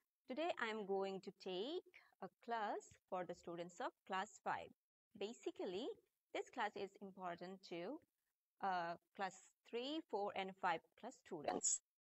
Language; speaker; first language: English; non-native, local second language; Bangla